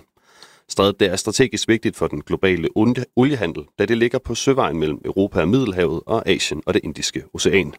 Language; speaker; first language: Danish; native; Danish